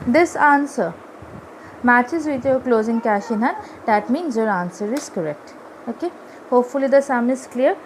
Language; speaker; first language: English; non-native, local second language; Bangla